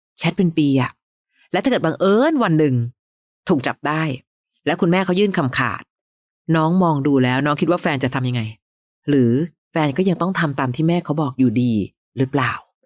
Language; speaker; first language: Thai; native; Thai